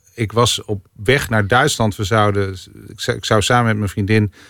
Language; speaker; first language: Dutch; native; Dutch